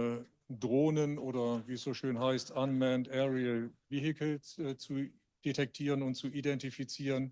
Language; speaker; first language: German; native; German